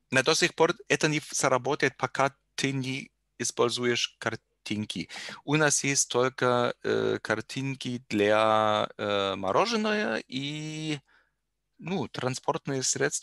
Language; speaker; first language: Russian; non-native, learner; German